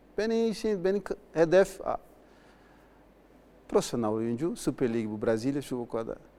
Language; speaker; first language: Turkish; non-native, learner; Portuguese